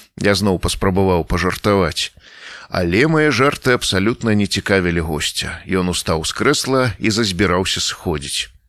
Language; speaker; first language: Belarusian; native; Belarusian